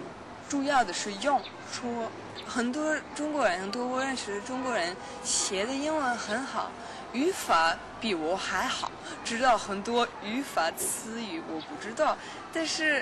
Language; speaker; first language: Chinese; non-native, learner; Danish